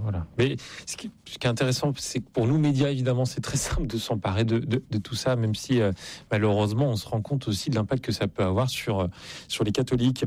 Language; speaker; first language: French; native; French